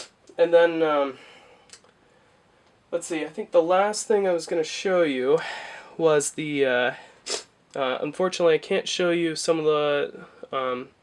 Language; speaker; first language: English; native; English